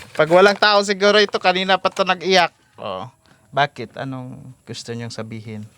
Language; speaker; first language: Filipino; native; Filipino